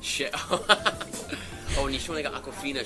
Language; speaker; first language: Chinese; non-native, fluent; English